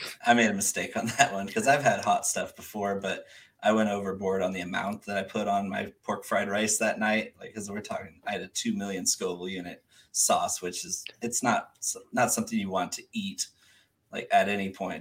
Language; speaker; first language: English; early bilingual, other home language; Spanish